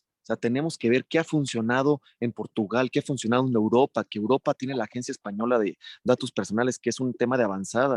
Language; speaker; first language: Spanish; native; Spanish